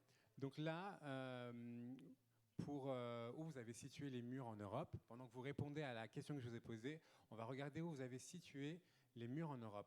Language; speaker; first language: French; native; French